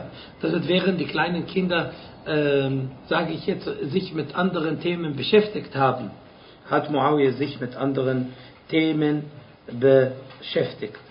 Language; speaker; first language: German; non-native, fluent; Arabic